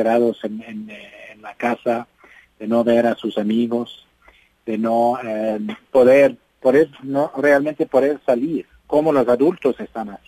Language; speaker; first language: Spanish; non-native, fluent; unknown